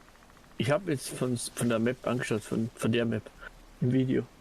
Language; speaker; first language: German; native; German